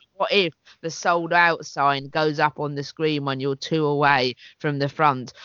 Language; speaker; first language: English; native; English